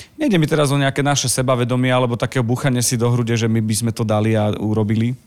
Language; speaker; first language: Slovak; native; Slovak